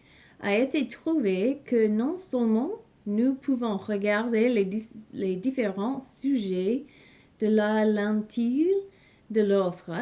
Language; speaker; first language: French; non-native, learner; English